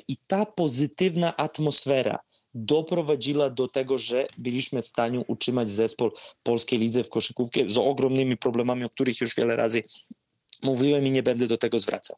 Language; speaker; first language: Polish; non-native, fluent; Serbian